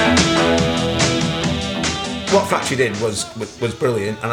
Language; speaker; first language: English; native; English